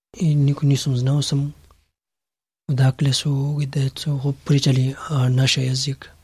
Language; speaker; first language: Serbian; non-native, learner; Pashto